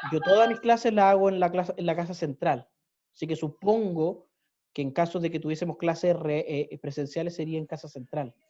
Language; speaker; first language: Spanish; native; Spanish